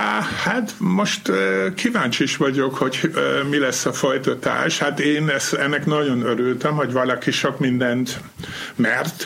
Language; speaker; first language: Hungarian; non-native, fluent; Dutch